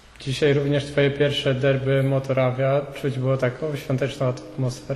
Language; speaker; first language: Polish; native; Polish